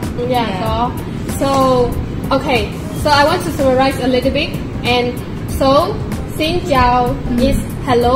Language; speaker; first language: English; non-native, learner; Burmese